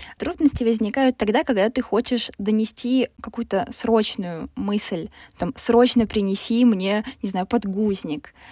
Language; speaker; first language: Russian; native; Russian